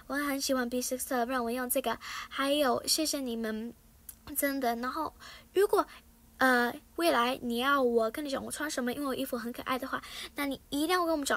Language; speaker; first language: Chinese; early bilingual, heritage; Chinese